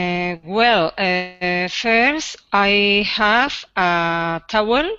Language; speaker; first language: English; non-native, learner; Spanish